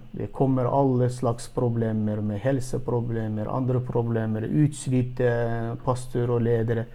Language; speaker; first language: Norwegian; non-native, fluent; Turkmen